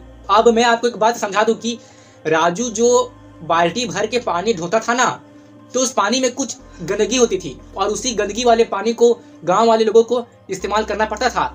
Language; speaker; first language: Hindi; native; Hindi